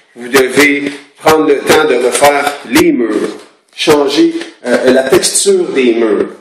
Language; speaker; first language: French; native; French